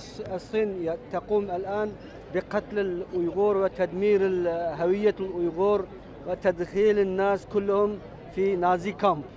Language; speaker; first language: Arabic; non-native, learner; Uyghur